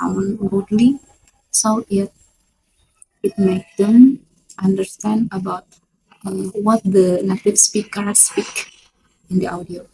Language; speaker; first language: English; non-native, fluent; Indonesian